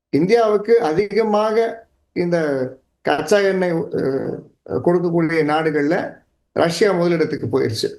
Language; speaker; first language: Tamil; native; Tamil